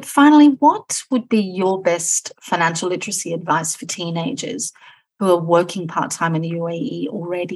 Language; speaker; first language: English; native; English